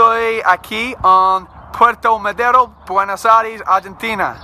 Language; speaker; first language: Spanish; non-native, learner; English